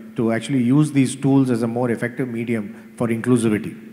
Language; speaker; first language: English; non-native, local second language; Tamil